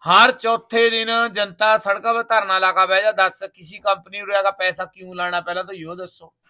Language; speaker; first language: Hindi; non-native, local second language; Punjabi